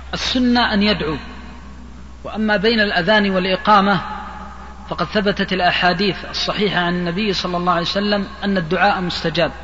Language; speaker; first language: Arabic; native; Arabic